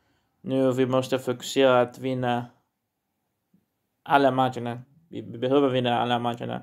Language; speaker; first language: Swedish; non-native, learner; Portuguese